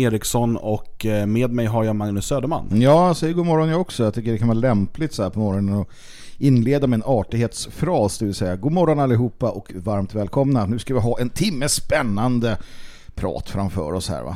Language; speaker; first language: Swedish; native; Swedish